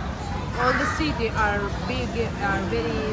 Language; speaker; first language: English; non-native, learner; Italian